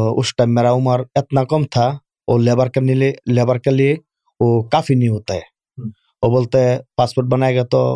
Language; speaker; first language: Urdu; non-native, learner; Bangla